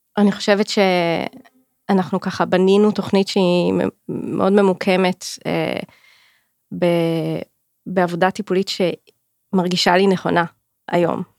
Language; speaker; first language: Hebrew; native; Hebrew